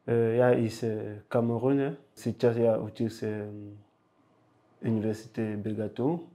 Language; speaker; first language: Russian; non-native, learner; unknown